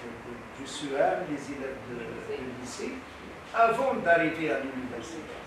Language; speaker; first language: French; non-native, local second language; Arabic